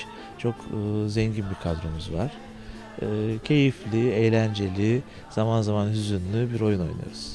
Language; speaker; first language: Turkish; native; Turkish